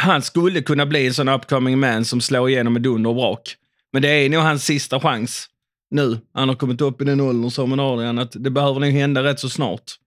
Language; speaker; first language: Swedish; native; Swedish